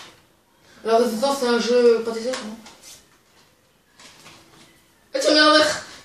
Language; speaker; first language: French; native; French